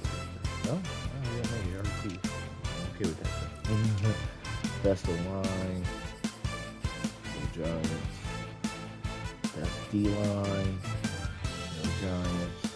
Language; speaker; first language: English; native; English